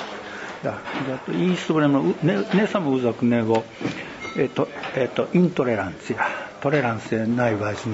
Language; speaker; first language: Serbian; non-native, learner; Japanese